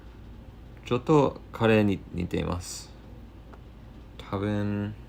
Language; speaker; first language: Japanese; non-native, learner; English